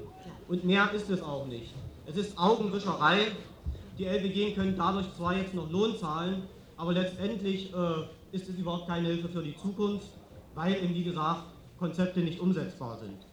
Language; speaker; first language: German; native; German